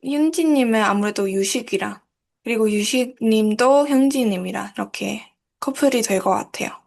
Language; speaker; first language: Korean; non-native, learner; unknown